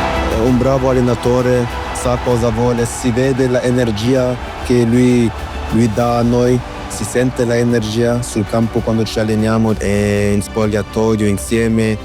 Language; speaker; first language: Italian; non-native, fluent; German